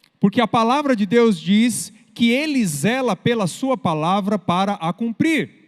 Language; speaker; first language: Portuguese; native; Portuguese